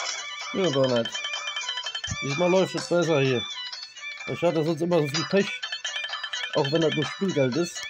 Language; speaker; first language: German; native; German